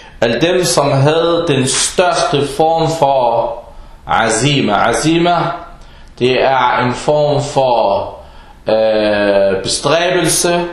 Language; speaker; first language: Danish; non-native, fluent; Arabic